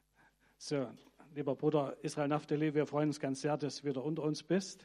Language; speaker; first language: German; native; German